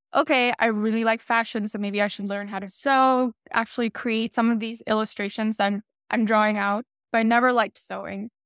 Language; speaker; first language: English; early bilingual, other home language; Hindi